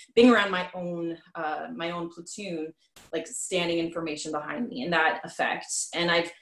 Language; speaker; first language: English; native; English